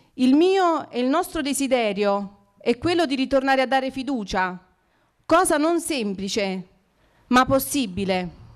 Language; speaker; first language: Italian; native; Italian